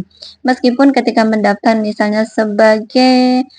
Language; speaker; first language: Indonesian; native; Indonesian